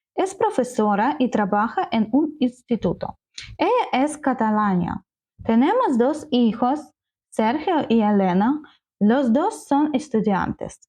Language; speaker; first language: Spanish; non-native, learner; Ukrainian